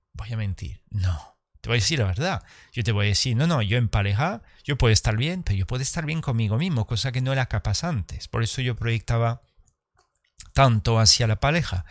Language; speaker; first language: Spanish; early bilingual, heritage; Spanish